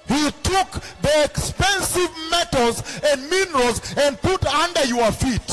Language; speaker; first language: English; non-native, local second language; Luo (Kenya and Tanzania)